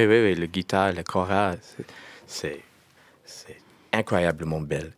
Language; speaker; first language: French; non-native, learner; English